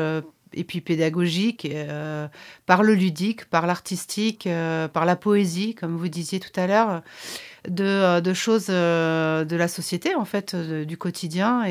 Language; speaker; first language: French; native; French